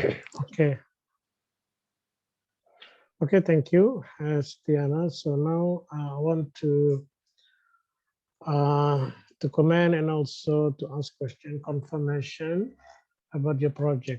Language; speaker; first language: English; non-native, fluent; Indonesian